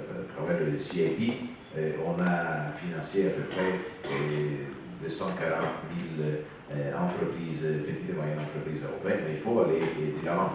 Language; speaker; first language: French; non-native, fluent; Italian